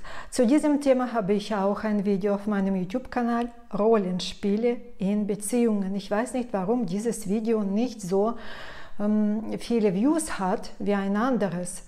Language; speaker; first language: German; non-native, fluent; Russian